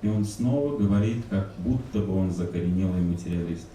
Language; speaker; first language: Russian; native; Russian